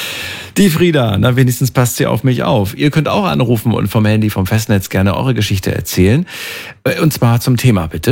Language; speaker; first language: German; native; German